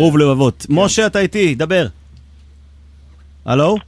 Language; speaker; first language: Hebrew; native; Hebrew